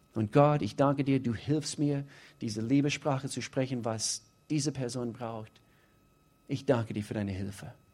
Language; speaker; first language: German; non-native, fluent; English